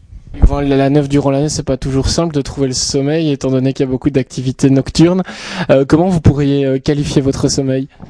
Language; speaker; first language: French; native; French